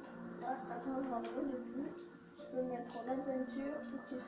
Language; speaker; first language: French; native; French